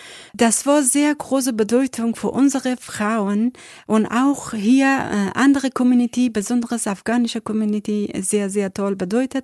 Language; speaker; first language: German; non-native, learner; Persian